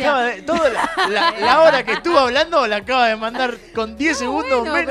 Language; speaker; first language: Spanish; native; Spanish